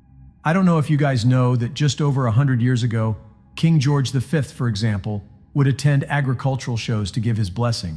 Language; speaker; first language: English; native; English